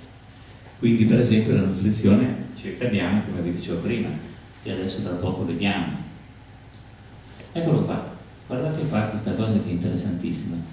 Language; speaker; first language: Italian; native; Italian